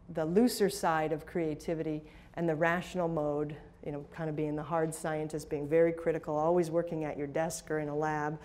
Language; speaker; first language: English; native; English